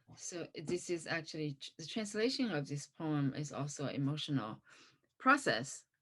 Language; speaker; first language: English; non-native, fluent; Chinese